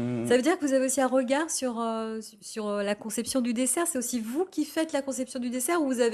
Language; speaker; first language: French; native; French